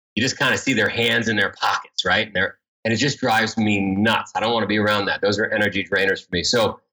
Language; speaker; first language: English; native; English